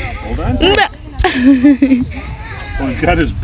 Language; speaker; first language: English; native; English